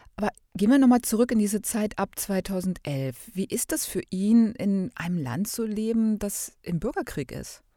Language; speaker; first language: German; native; German